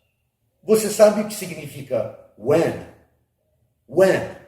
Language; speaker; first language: Portuguese; non-native, fluent; English